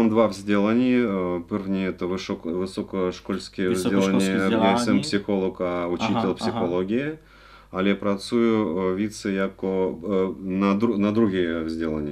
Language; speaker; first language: Czech; non-native, learner; Russian